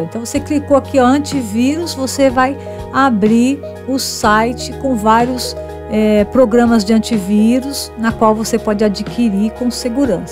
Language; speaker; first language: Portuguese; native; Portuguese